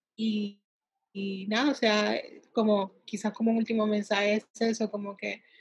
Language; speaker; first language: Spanish; early bilingual, heritage; Spanish